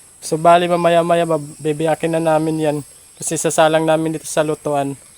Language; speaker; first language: Filipino; non-native, local second language; Waray